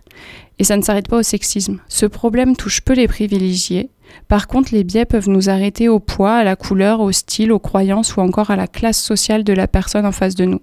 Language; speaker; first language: French; native; French